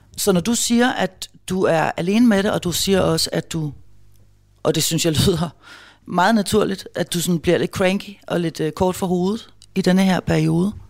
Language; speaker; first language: Danish; native; Danish